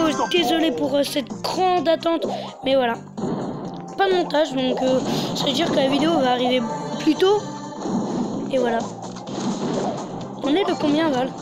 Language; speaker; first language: French; native; French